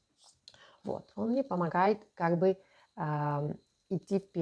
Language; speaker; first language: Russian; non-native, local second language; Georgian